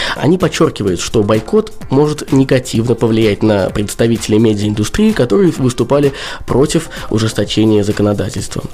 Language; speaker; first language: Russian; native; Russian